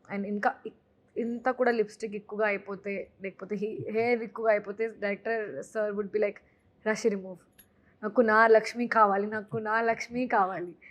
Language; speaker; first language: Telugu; non-native, fluent; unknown